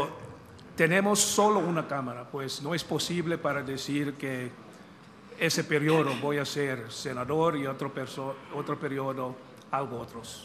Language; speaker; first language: Spanish; non-native, fluent; English